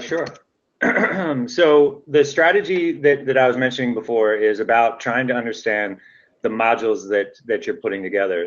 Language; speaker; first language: English; native; English